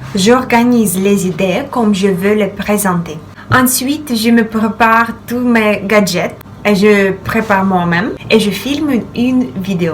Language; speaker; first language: French; non-native, fluent; Russian